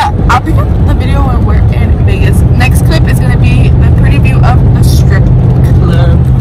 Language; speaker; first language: English; early bilingual, other home language; Spanish